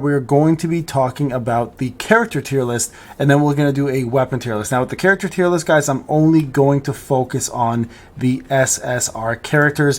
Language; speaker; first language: English; native; English